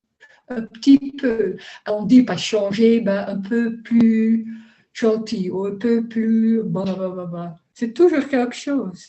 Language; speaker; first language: French; non-native, learner; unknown